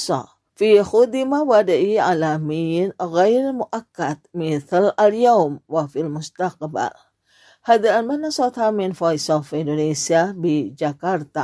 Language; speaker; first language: Arabic; non-native, fluent; Indonesian